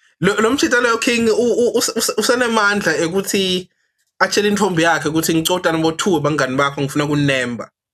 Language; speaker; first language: Zulu; non-native, local second language; Swati